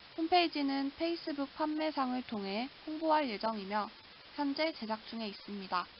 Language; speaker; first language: Korean; native; Korean